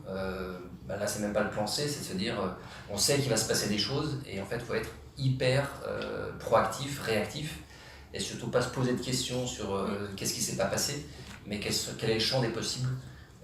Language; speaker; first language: French; native; French